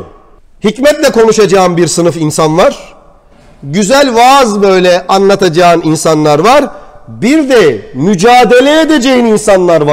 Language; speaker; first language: Turkish; native; Turkish